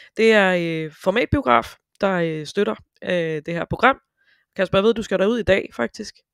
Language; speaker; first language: Danish; native; Danish